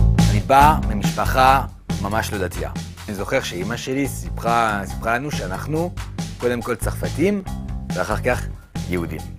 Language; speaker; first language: Hebrew; non-native, fluent; French